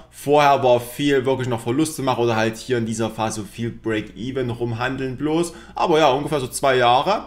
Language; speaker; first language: German; native; German